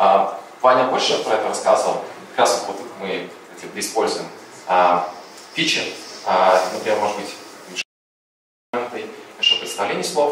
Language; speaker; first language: Russian; native; Russian